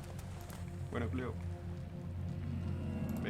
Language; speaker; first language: Spanish; native; Spanish